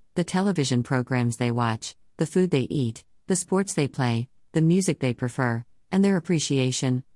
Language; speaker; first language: English; non-native, fluent; Persian